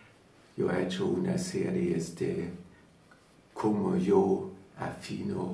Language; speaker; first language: Spanish; non-native, learner; German